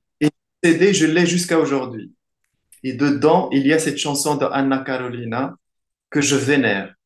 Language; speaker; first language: French; non-native, local second language; Arabic